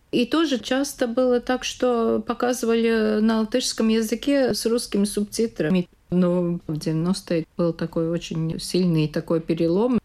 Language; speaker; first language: Russian; non-native, local second language; Latvian